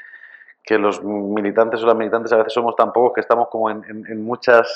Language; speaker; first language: Spanish; native; Spanish